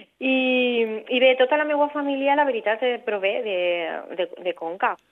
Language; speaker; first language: Catalan; non-native, local second language; Spanish